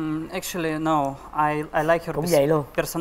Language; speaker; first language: English; non-native, learner; Russian